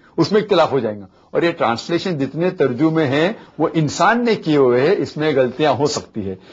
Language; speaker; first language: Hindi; non-native, local second language; Konkani